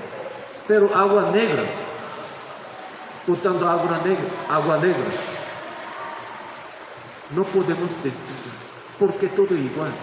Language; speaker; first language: Spanish; non-native, learner; Korean